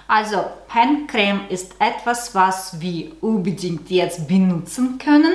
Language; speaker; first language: German; non-native, learner; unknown